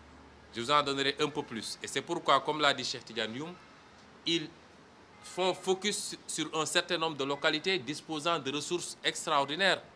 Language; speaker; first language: French; non-native, local second language; Wolof